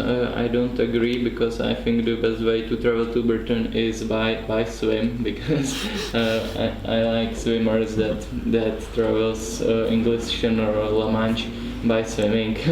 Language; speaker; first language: English; non-native, learner; Czech